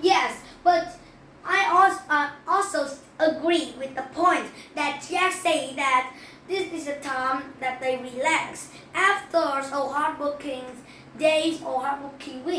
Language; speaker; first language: English; non-native, learner; Vietnamese